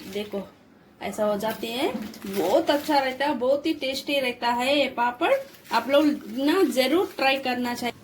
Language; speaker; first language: Hindi; non-native, local second language; Telugu